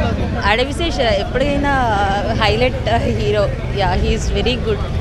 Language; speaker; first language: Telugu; non-native, learner; Tamil